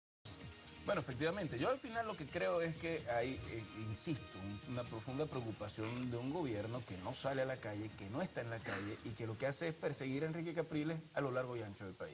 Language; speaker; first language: Spanish; native; Spanish